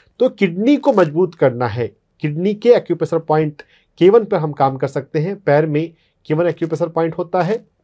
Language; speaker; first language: Hindi; native; Hindi